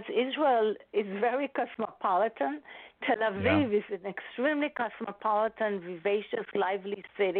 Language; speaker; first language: English; non-native, fluent; Hebrew